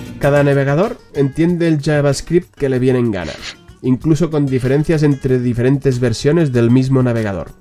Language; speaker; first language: Spanish; non-native, local second language; Catalan